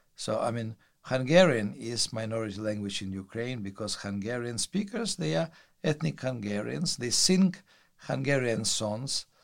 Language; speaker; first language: English; non-native, fluent; Russian